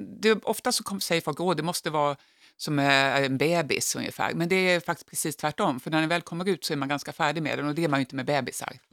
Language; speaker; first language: Swedish; native; Swedish